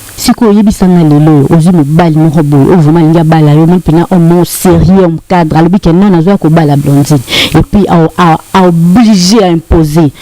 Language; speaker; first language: Lingala; native; Lingala